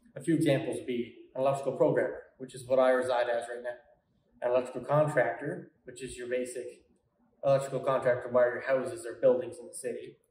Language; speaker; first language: English; native; English